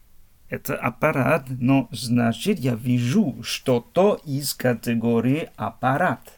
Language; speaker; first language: Russian; non-native, fluent; German